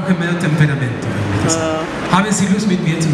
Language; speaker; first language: German; non-native, fluent; Spanish